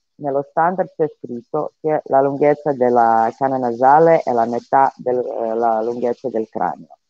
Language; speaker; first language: Italian; non-native, fluent; Serbian